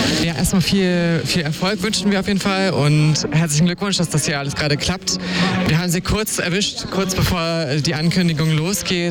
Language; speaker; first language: German; native; German